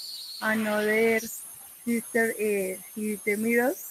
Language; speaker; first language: English; non-native, learner; Spanish